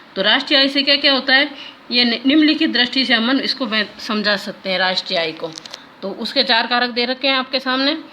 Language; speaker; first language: Hindi; native; Hindi